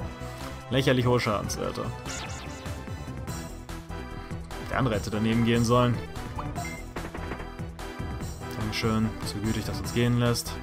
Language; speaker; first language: German; native; German